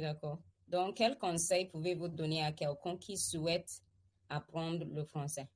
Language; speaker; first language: French; non-native, fluent; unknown